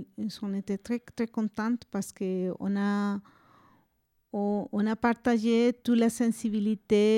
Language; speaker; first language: French; non-native, fluent; Spanish